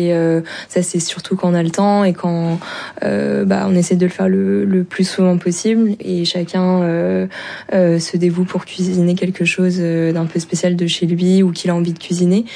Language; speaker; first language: French; native; French